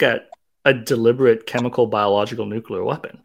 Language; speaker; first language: English; non-native, local second language; Cantonese